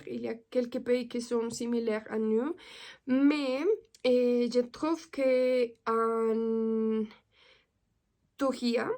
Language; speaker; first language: French; non-native, learner; Spanish